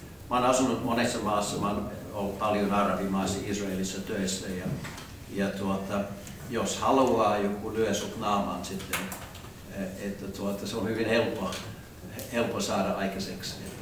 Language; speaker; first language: Finnish; non-native, fluent; English